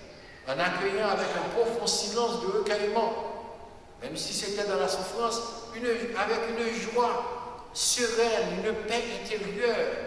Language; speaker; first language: French; non-native, local second language; Haitian Creole